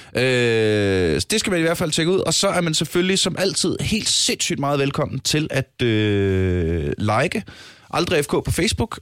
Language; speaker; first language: Danish; native; Danish